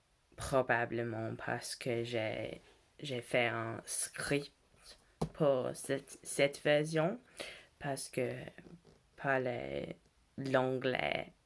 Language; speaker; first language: French; non-native, learner; English